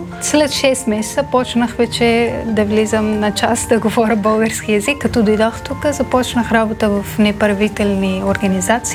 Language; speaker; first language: Bulgarian; non-native, learner; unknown